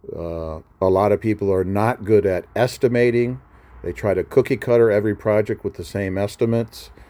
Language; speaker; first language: English; native; English